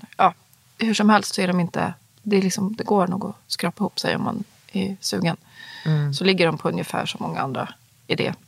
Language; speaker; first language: Swedish; native; Swedish